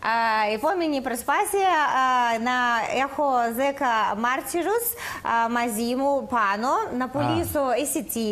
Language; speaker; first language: Greek; non-native, learner; Russian